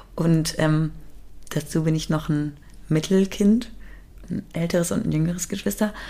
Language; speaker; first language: German; early bilingual, other home language; Persian